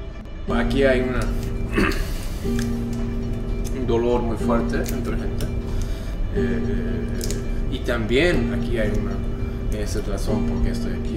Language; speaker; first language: Spanish; non-native, learner; Japanese